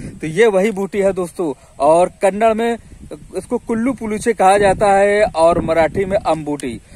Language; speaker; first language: Hindi; native; Hindi